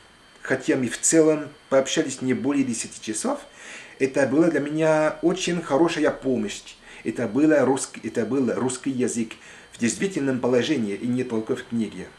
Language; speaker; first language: Russian; non-native, fluent; French